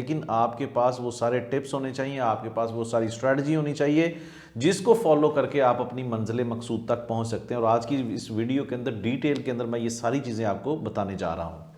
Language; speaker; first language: Urdu; non-native, local second language; Punjabi